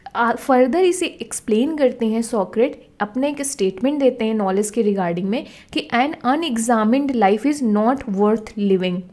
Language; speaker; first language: Hindi; native; Hindi